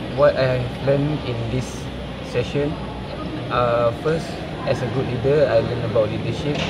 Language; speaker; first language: English; non-native, local second language; Malay